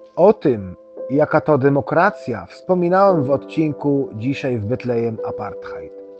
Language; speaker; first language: Polish; non-native, fluent; Arabic